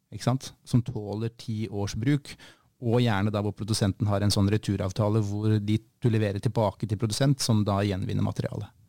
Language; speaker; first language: Norwegian; native; Norwegian